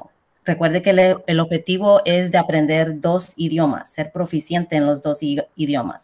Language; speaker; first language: Spanish; early bilingual, heritage; Spanish